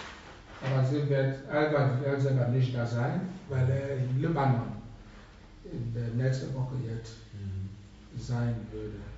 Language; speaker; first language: German; non-native, fluent; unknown